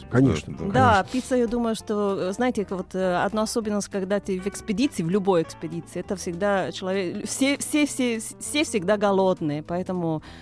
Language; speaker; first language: Russian; non-native, fluent; Italian